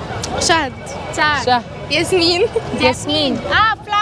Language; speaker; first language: English; non-native, learner; Vietnamese